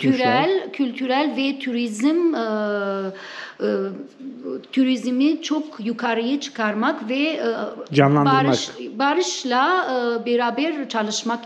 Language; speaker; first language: Turkish; non-native, fluent; Arabic